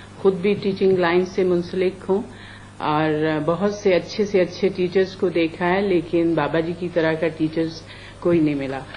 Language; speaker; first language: Urdu; native; Urdu